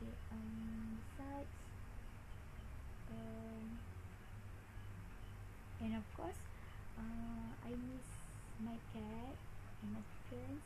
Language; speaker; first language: English; non-native, local second language; Malay